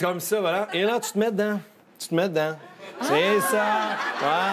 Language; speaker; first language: French; native; French